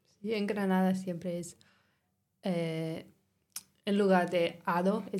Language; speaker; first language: Spanish; non-native, learner; English